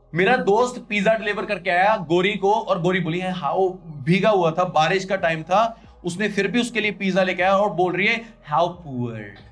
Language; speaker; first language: Hindi; non-native, local second language; Punjabi